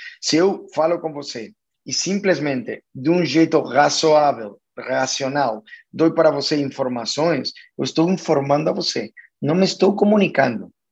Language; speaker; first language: Portuguese; non-native, fluent; Spanish